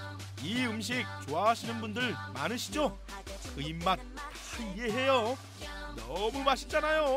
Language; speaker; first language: Korean; native; Korean